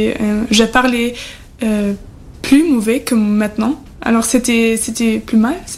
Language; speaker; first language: French; non-native, learner; German